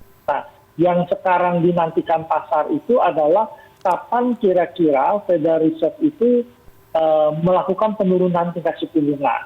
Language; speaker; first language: Indonesian; native; Indonesian